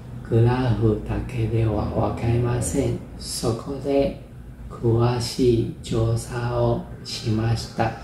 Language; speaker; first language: Japanese; non-native, fluent; Chinese